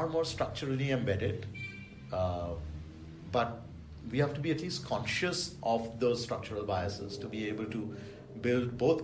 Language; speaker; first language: English; non-native, local second language; Bangla